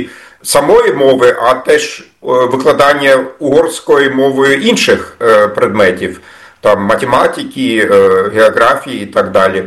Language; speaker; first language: Ukrainian; non-native, fluent; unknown